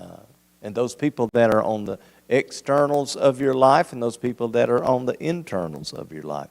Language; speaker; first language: English; native; English